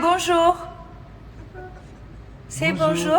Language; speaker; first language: French; native; French